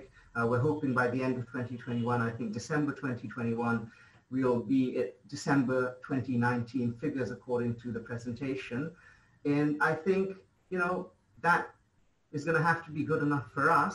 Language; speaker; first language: English; non-native, local second language; Bangla